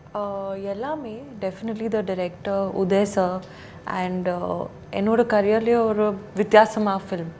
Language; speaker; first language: Tamil; non-native, local second language; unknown